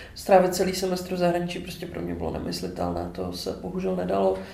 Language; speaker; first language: Czech; native; Czech